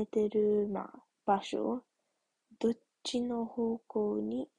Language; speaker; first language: Japanese; early bilingual, heritage; English